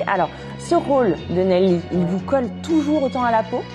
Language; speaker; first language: French; native; French